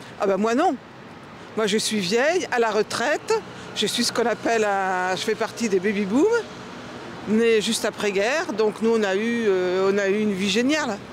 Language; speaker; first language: French; native; French